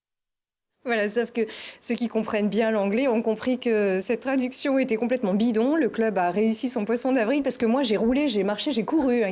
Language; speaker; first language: French; native; French